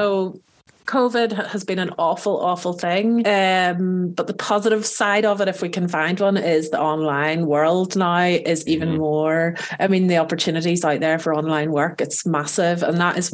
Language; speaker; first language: English; native; English